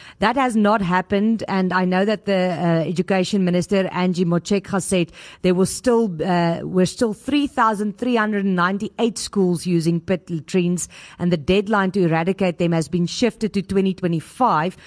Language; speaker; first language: English; non-native, local second language; Afrikaans